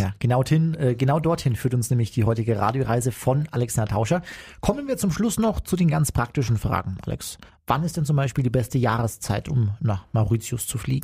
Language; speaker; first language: German; native; German